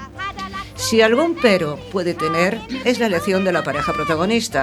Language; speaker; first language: Spanish; native; Spanish